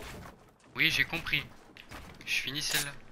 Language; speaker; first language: French; native; French